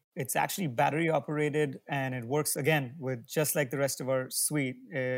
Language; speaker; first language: English; non-native, local second language; Hindi